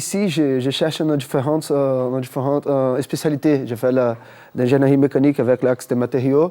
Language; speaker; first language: French; non-native, fluent; Portuguese